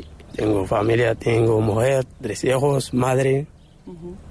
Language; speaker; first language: Spanish; non-native, learner; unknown